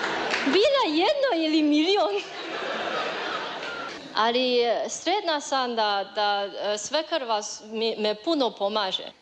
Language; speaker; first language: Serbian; non-native, learner; Chinese